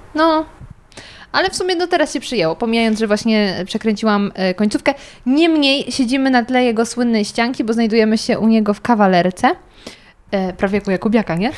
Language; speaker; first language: Polish; native; Polish